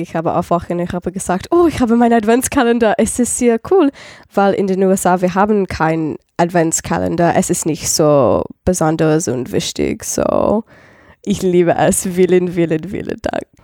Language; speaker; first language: German; non-native, learner; English